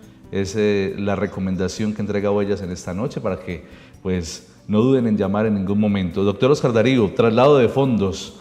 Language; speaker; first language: Spanish; native; Spanish